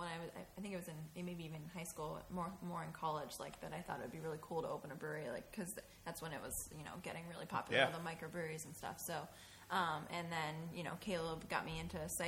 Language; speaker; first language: English; native; English